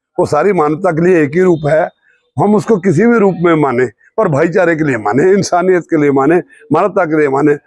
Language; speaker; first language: Urdu; non-native, local second language; Punjabi